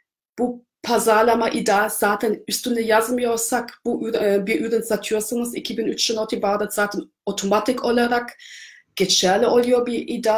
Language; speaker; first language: Turkish; non-native, fluent; German